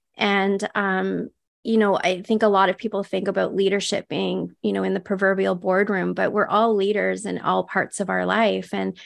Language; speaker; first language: English; native; English